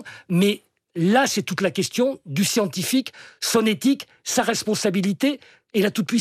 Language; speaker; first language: French; native; French